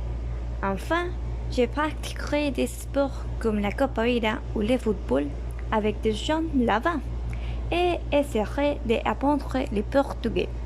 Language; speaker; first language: French; non-native, learner; Spanish